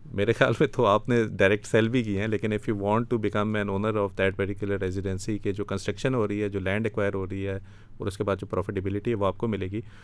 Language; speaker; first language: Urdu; native; Urdu